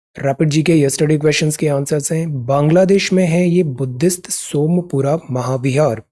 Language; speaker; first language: Hindi; native; Hindi